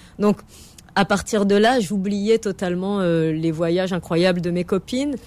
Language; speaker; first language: French; native; French